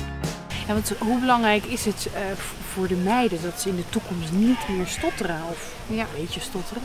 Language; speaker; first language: Dutch; native; Dutch